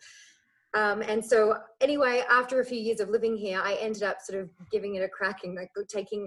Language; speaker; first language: English; native; English